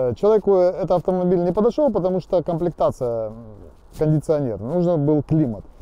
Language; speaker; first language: Russian; native; Russian